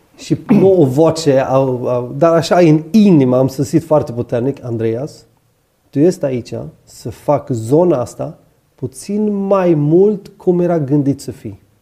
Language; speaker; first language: Romanian; non-native, fluent; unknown